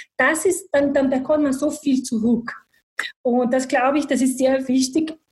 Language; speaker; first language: German; non-native, fluent; Bosnian